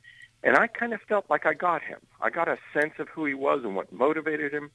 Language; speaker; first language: English; native; English